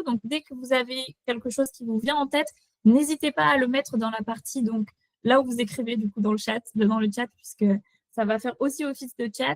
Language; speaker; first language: French; native; French